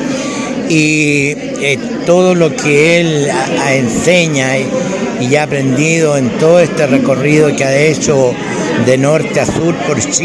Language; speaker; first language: Spanish; native; Spanish